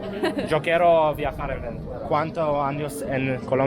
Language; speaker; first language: Spanish; non-native, learner; Hebrew